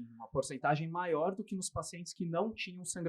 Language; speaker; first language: Portuguese; native; Portuguese